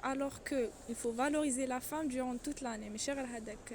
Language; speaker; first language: French; non-native, learner; Arabic